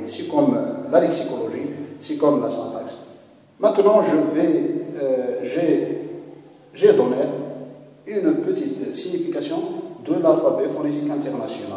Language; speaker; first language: French; non-native, local second language; Arabic